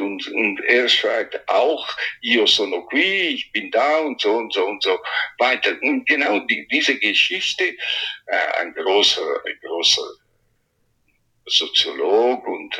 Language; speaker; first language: German; non-native, local second language; Italian